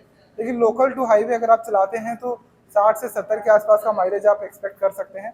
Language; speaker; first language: Hindi; native; Hindi